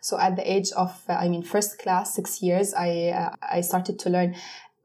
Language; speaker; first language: English; non-native, fluent; Arabic